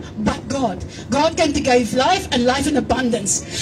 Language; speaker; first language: English; non-native, local second language; Afrikaans